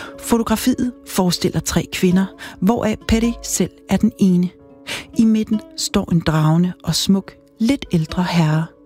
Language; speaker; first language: Danish; native; Danish